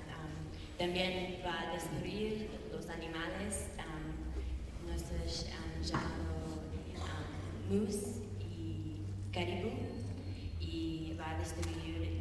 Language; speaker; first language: Spanish; non-native, learner; English